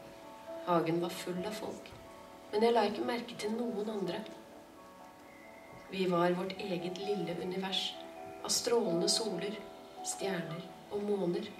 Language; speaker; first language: Norwegian; non-native, fluent; Persian